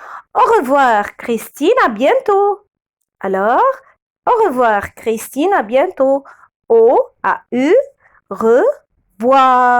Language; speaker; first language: French; non-native, fluent; Arabic